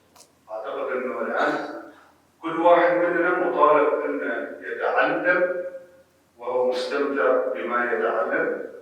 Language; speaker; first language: Arabic; native; Arabic